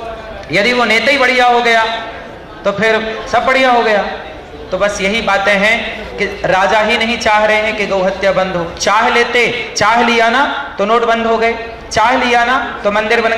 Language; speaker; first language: Hindi; native; Hindi